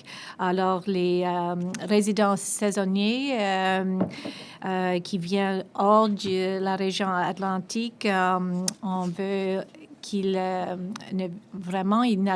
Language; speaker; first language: French; non-native, local second language; English